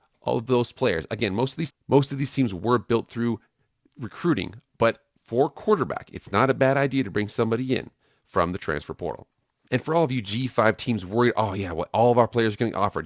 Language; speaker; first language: English; native; English